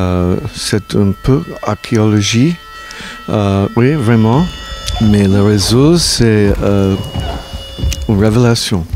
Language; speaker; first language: French; non-native, learner; English